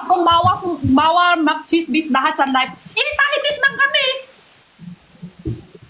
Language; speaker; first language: Filipino; non-native, learner; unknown